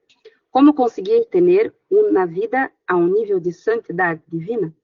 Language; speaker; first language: Spanish; non-native, fluent; Portuguese